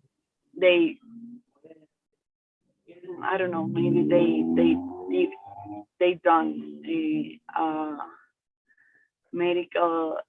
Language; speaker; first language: English; non-native, learner; Spanish